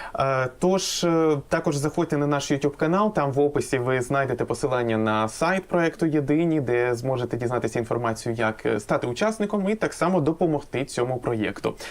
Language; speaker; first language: Ukrainian; native; Ukrainian